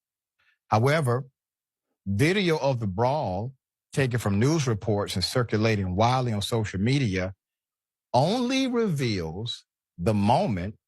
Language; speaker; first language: English; native; English